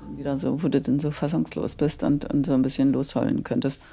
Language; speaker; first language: German; native; German